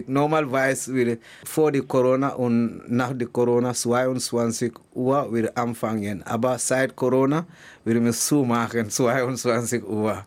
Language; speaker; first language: German; non-native, learner; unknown